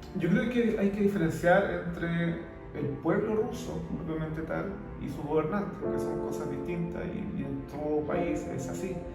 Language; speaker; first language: Spanish; native; Spanish